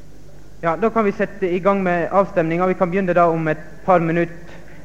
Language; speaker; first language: Norwegian; native; Norwegian